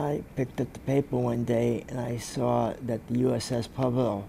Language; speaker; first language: English; native; English